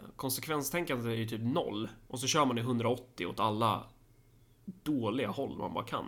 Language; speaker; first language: Swedish; native; Swedish